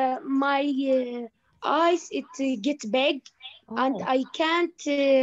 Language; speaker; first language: English; non-native, learner; Arabic